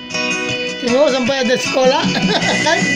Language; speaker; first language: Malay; non-native, learner; Filipino